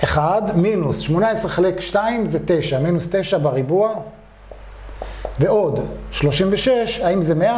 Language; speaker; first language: Hebrew; native; Hebrew